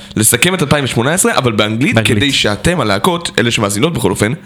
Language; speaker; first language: Hebrew; native; Hebrew